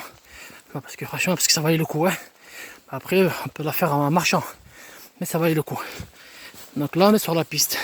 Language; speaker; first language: French; native; French